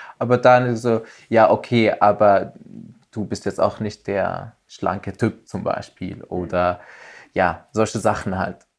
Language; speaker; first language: German; non-native, fluent; Arabic